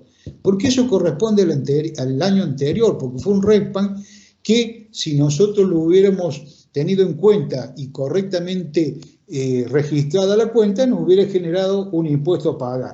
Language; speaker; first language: Spanish; native; Spanish